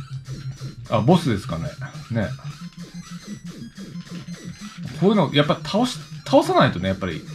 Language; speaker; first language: Japanese; native; Japanese